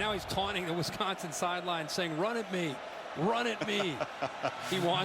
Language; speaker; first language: English; native; English